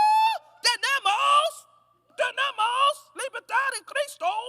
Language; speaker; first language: Spanish; non-native, learner; English